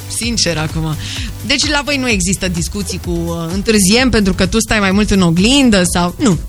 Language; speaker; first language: Romanian; native; Romanian